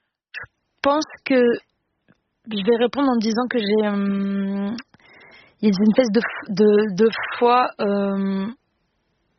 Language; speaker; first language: French; non-native, local second language; Arabic